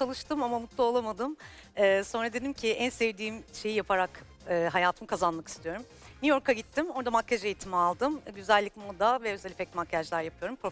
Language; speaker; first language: Turkish; native; Turkish